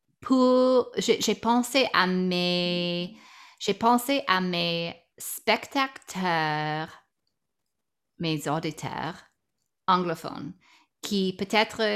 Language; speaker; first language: French; non-native, learner; English